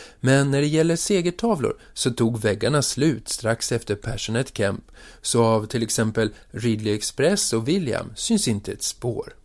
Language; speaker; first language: Swedish; native; Swedish